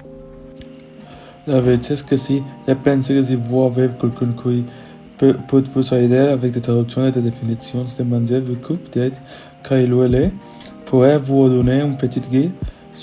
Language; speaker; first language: French; non-native, learner; Spanish